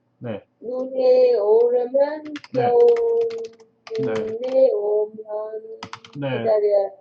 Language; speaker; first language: Korean; non-native, learner; Vietnamese